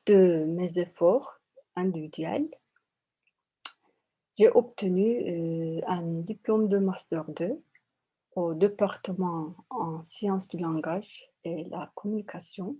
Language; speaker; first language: French; non-native, learner; Turkish